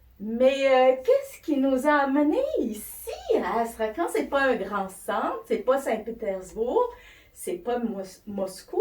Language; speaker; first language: French; native; French